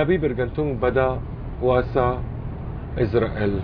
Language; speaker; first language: Indonesian; non-native, fluent; Arabic